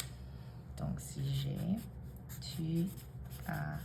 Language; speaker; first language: French; non-native, fluent; English